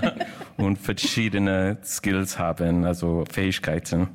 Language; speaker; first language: German; non-native, learner; English